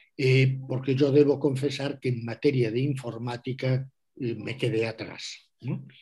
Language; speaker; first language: Spanish; non-native, local second language; Galician